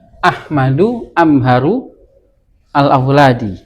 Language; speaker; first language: Arabic; non-native, fluent; Indonesian